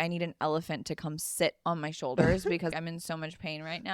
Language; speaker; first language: English; native; English